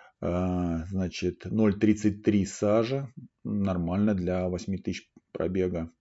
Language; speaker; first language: Russian; native; Russian